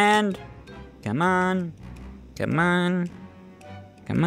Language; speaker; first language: English; native; English